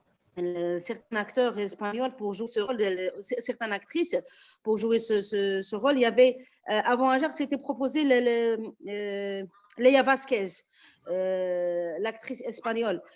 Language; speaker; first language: French; non-native, local second language; Arabic